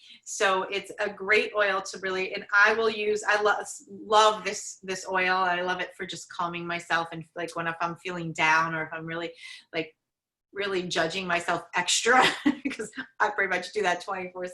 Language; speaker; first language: English; native; English